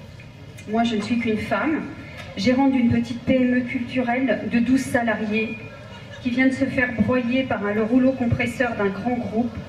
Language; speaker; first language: French; native; French